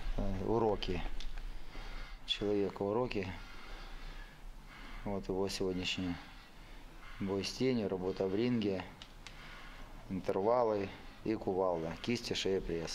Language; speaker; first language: Russian; native; Russian